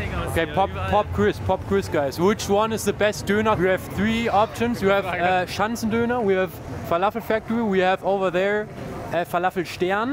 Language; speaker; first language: English; non-native, fluent; German